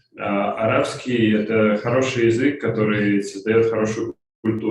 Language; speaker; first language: Russian; native; Russian